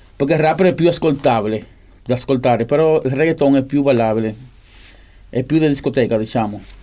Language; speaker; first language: Italian; non-native, fluent; Spanish